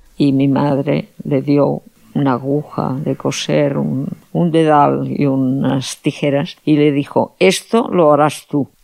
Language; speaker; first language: Spanish; non-native, local second language; Catalan